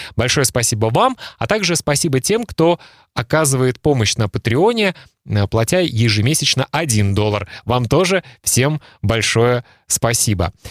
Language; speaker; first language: Russian; native; Russian